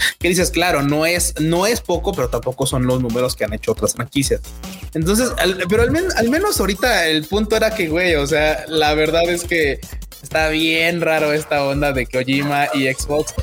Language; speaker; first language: Spanish; native; Spanish